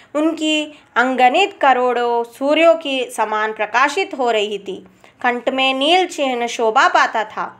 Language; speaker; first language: Hindi; non-native, local second language; Telugu